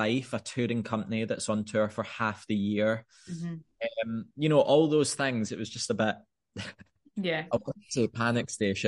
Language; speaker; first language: English; native; English